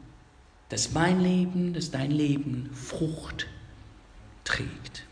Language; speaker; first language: German; non-native, fluent; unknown